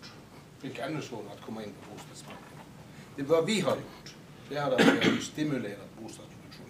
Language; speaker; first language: Swedish; native; Swedish